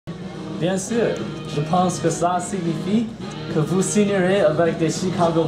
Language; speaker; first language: French; non-native, learner; English